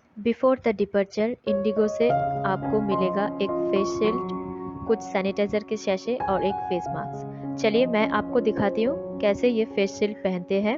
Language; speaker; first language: Hindi; non-native, local second language; Bangla